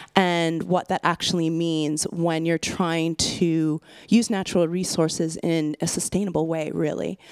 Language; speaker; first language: English; native; English